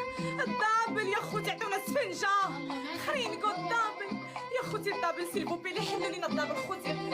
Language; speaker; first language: Arabic; native; Arabic